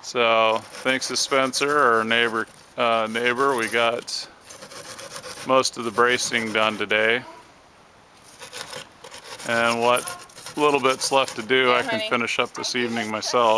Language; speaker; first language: English; native; English